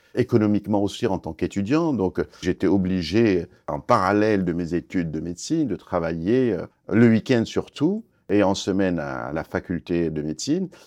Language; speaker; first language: French; non-native, fluent; Kurdish